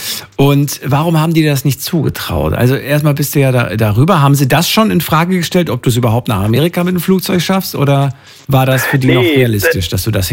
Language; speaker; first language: German; native; German